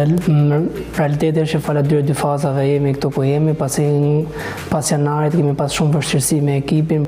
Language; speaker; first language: Albanian; native; Albanian